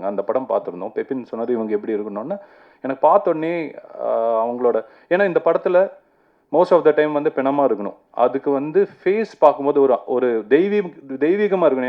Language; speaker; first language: Tamil; native; Tamil